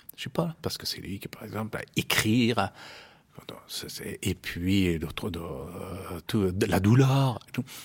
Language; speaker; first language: French; non-native, fluent; Persian